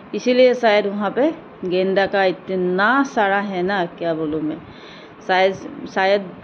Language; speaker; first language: Hindi; non-native, local second language; Assamese